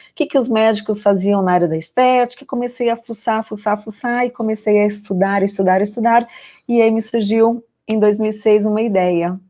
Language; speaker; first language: Portuguese; native; Portuguese